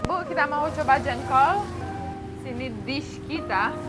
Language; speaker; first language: Indonesian; non-native, fluent; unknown